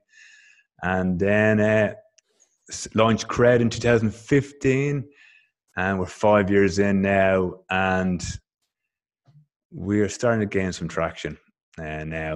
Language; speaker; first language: English; native; English